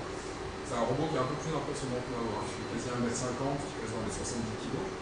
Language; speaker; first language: French; native; French